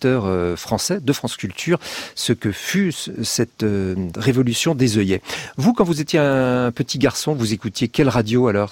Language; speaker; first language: French; native; French